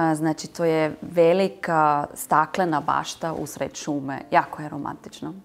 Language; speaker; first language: Serbian; non-native, fluent; German